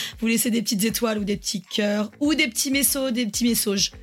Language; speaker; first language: French; native; French